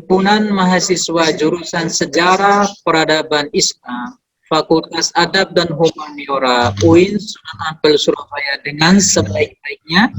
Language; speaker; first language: Malay; native; Malay